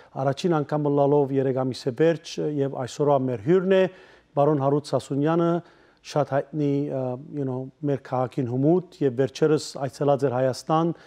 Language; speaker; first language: Armenian; early bilingual, heritage; Armenian